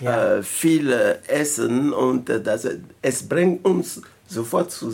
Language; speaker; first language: German; non-native, learner; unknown